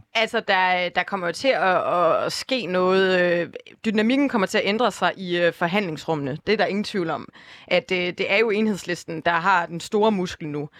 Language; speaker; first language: Danish; native; Danish